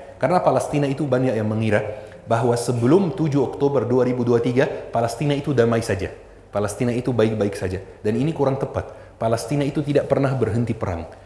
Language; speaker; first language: Indonesian; non-native, fluent; Arabic